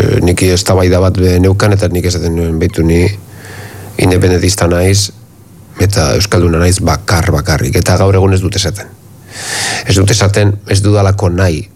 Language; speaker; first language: Basque; non-native, local second language; Spanish